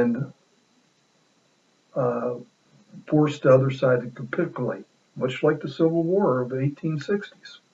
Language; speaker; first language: English; native; English